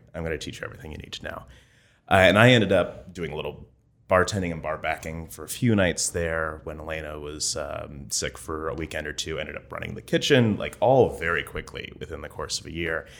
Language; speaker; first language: English; native; English